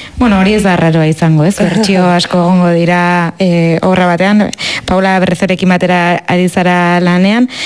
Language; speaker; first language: Basque; native; Basque